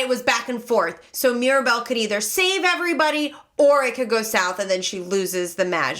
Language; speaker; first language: English; native; English